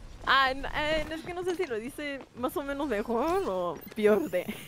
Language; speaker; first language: Spanish; early bilingual, heritage; Spanish